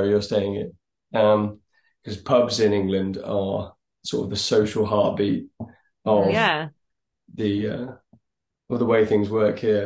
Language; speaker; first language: English; native; English